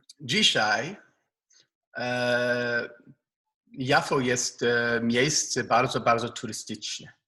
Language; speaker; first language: Polish; non-native, learner; Hebrew